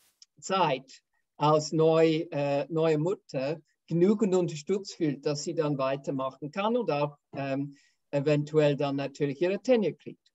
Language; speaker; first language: German; non-native, fluent; English